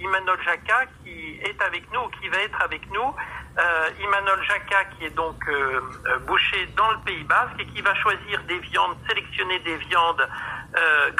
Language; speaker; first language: French; native; French